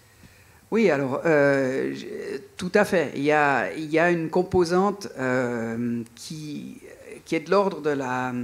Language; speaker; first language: French; native; French